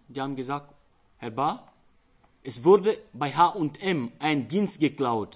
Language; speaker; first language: German; non-native, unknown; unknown